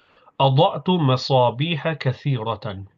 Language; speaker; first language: Arabic; non-native, fluent; English